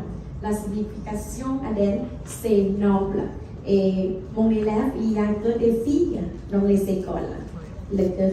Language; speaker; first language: French; non-native, fluent; Thai